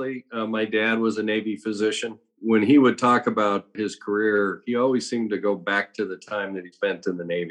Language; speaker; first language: English; native; English